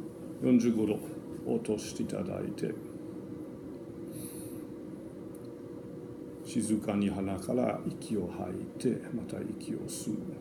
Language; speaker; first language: Japanese; non-native, fluent; German